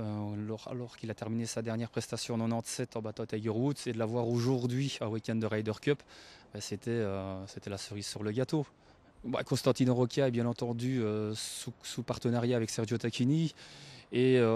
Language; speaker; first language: French; native; French